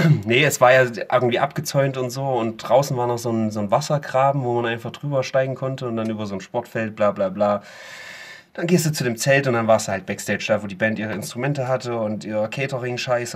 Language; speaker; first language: German; native; German